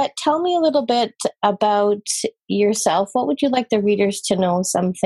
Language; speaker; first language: English; native; English